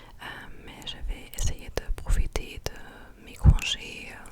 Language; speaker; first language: French; non-native, fluent; English